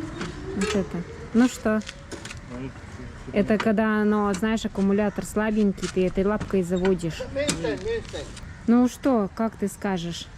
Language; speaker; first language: Russian; native; Russian